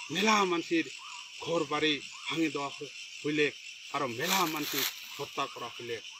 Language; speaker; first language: Bangla; non-native, local second language; Rangpuri